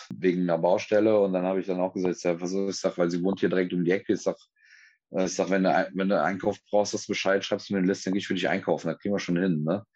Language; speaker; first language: German; native; German